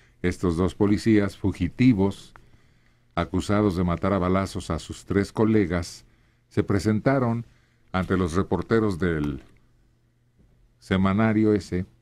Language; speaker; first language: Spanish; native; Spanish